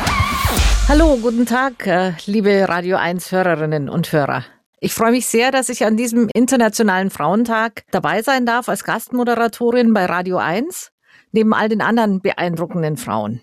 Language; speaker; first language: German; native; German